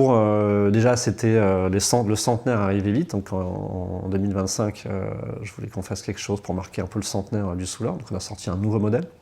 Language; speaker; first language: French; native; French